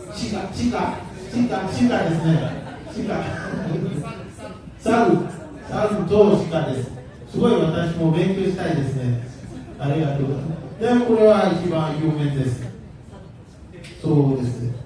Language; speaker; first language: Japanese; non-native, learner; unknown